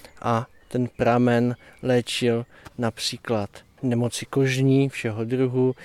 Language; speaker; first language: Czech; native; Czech